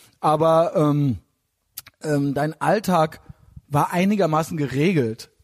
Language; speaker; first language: German; native; German